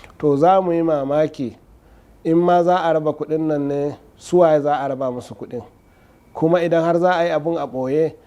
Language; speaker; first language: Hausa; non-native, local second language; Fula